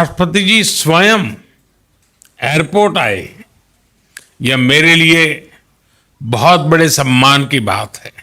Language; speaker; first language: Hindi; non-native, local second language; Gujarati